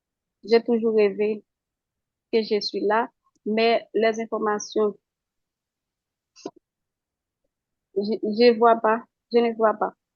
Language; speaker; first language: French; non-native, local second language; Haitian Creole